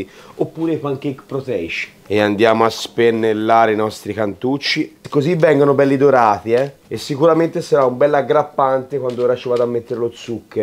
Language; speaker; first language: Italian; native; Italian